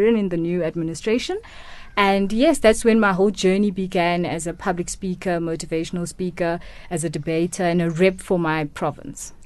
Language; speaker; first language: English; non-native, local second language; Tswana